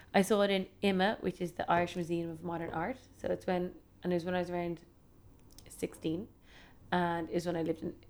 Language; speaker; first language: English; native; English